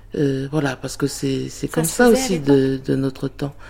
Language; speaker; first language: French; native; French